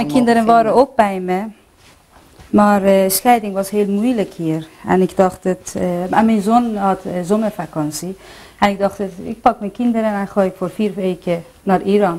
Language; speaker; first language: Dutch; non-native, fluent; Persian